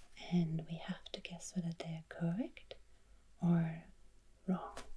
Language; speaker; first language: English; non-native, fluent; German